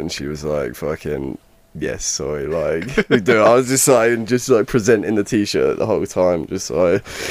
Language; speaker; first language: English; native; English